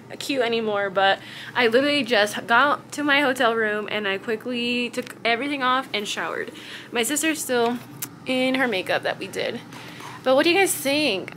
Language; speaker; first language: English; early bilingual, other home language; Spanish